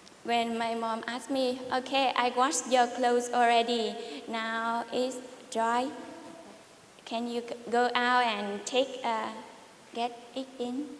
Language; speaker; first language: English; non-native, learner; Vietnamese